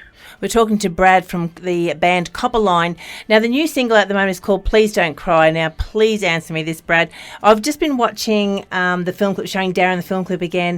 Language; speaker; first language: English; native; English